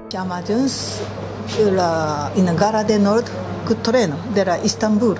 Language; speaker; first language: Romanian; non-native, learner; Japanese